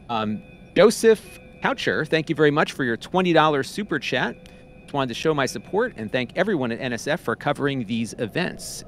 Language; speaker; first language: English; native; English